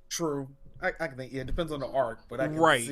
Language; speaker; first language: English; native; English